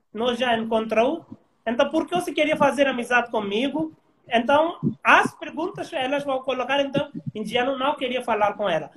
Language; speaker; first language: Portuguese; non-native, learner; Hindi